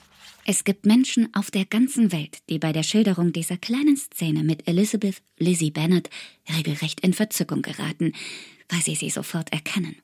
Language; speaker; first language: German; native; German